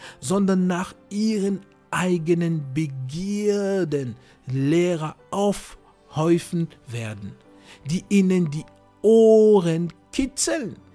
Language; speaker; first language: German; non-native, fluent; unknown